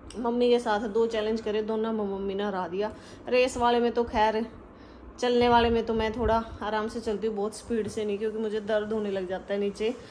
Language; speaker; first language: Hindi; native; Hindi